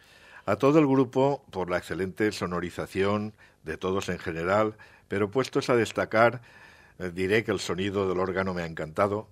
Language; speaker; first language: Spanish; native; Spanish